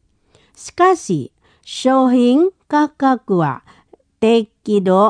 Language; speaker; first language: Japanese; non-native, fluent; Indonesian